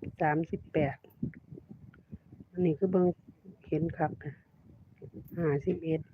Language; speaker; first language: Thai; non-native, local second language; Northeastern Thai